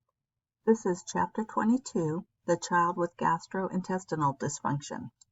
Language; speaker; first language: English; native; English